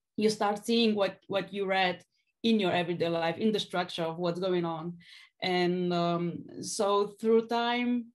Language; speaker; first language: English; non-native, fluent; Slovenian